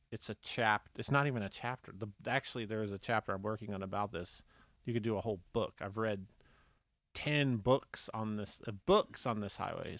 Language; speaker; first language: English; native; English